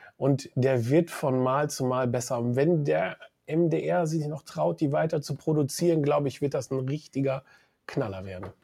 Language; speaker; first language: German; native; German